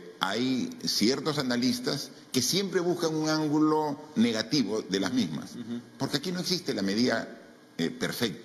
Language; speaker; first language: Spanish; native; Spanish